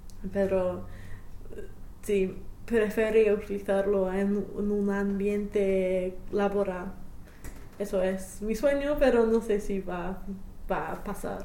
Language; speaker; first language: Spanish; non-native, fluent; English